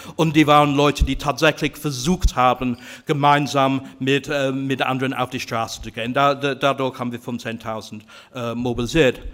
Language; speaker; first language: German; non-native, fluent; English